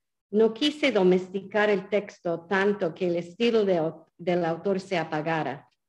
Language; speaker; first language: Spanish; non-native, fluent; English